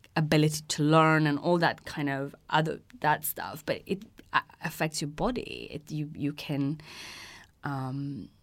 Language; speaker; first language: English; early bilingual, other home language; Persian